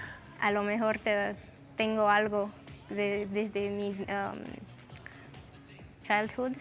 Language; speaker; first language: Spanish; non-native, fluent; Romanian